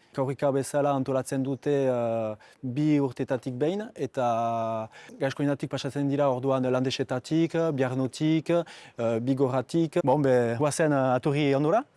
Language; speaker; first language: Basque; non-native, local second language; French